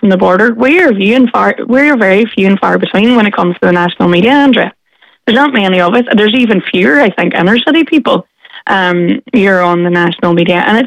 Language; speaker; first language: English; native; English